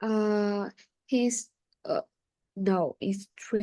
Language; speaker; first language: English; non-native, learner; Vietnamese